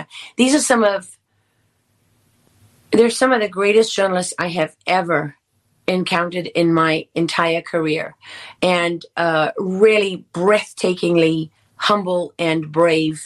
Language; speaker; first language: English; native; English